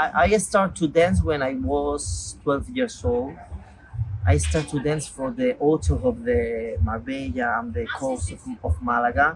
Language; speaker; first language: English; non-native, local second language; Spanish